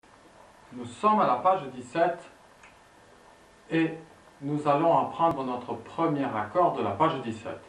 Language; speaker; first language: French; native; French